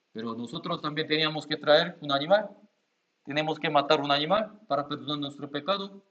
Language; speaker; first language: Spanish; non-native, learner; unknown